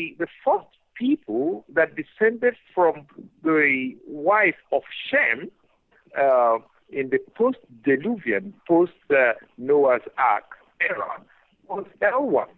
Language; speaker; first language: English; non-native, local second language; Igbo